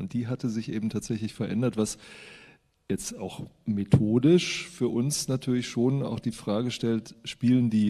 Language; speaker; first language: German; native; German